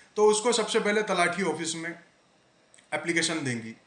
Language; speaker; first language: Hindi; non-native, local second language; Marathi